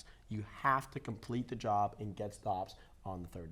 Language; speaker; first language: English; native; English